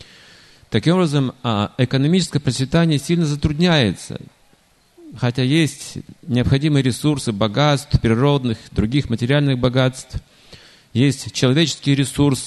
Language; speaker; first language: Russian; native; Russian